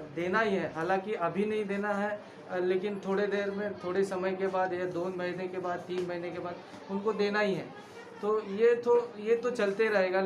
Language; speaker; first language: Hindi; non-native, local second language; Marathi